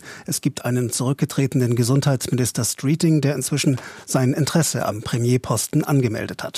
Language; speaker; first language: German; native; German